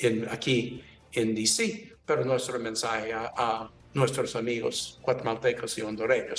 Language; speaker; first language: Spanish; non-native, learner; English